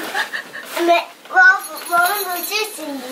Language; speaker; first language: Chinese; early bilingual, heritage; Chinese